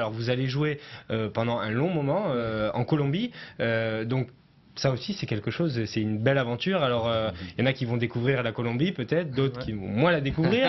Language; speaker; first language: French; native; French